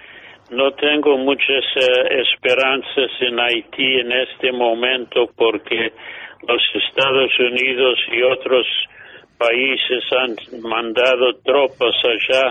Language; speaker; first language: Spanish; non-native, fluent; English